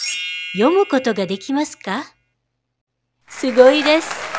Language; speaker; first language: Japanese; non-native, fluent; Indonesian